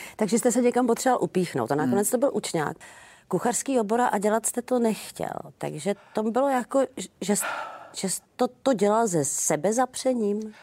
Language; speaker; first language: Czech; native; Czech